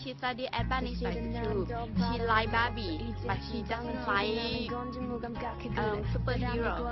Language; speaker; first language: English; non-native, learner; Thai